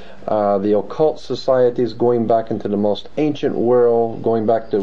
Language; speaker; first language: English; native; English